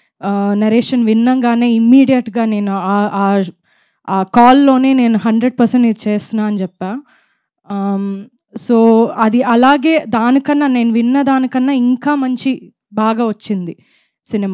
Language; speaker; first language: Telugu; non-native, fluent; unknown